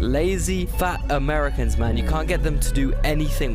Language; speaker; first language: English; native; English